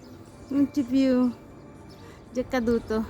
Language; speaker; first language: Italian; non-native, learner; Filipino